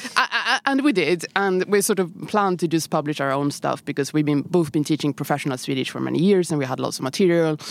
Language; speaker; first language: English; non-native, fluent; Swedish